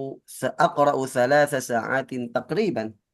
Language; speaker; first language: Arabic; non-native, fluent; Indonesian